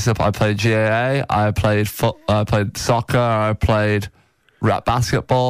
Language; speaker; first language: English; native; English